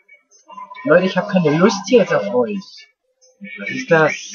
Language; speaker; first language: German; native; German